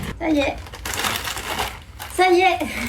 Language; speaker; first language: French; native; French